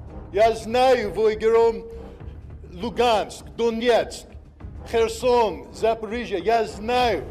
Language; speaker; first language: Russian; non-native, learner; English